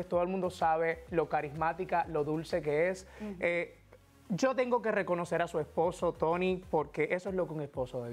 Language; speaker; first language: Spanish; native; Spanish